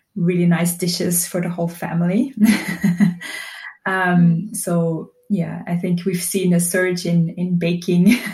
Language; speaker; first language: English; non-native, fluent; Dutch